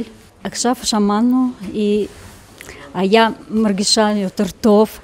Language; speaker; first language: Hebrew; non-native, learner; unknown